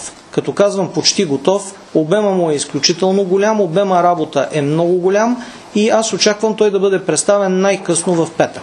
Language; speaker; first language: Bulgarian; native; Bulgarian